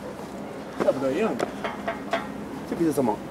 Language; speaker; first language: Chinese; non-native, learner; Swedish